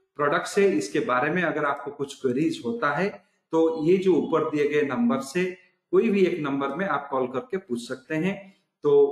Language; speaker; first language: Hindi; non-native, local second language; Odia